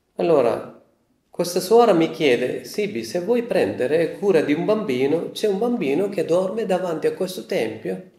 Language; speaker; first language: Italian; non-native, fluent; Malayalam